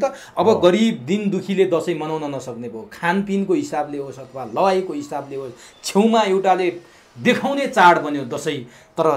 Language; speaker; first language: Nepali; native; Nepali